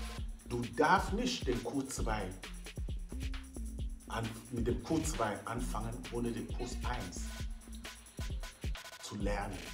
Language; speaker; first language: German; non-native, fluent; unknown